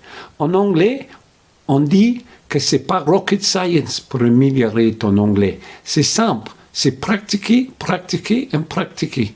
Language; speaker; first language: French; non-native, fluent; English